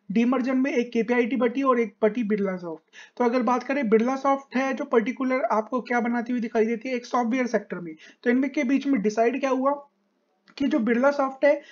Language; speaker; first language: Hindi; native; Hindi